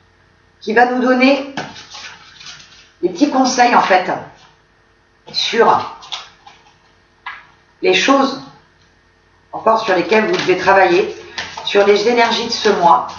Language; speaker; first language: French; native; French